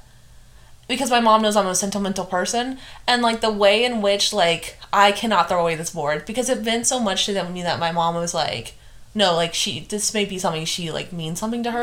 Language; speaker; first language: English; native; English